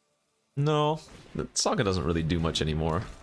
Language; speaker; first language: English; native; English